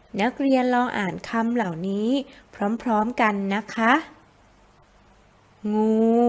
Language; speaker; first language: Thai; native; Thai